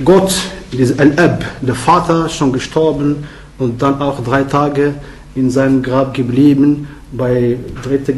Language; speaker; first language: German; non-native, learner; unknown